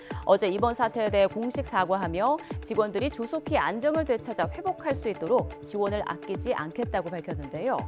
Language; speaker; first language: Korean; native; Korean